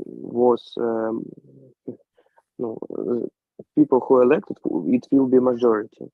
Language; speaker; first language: English; non-native, learner; Ukrainian